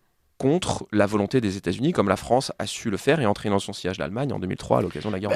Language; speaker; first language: French; native; French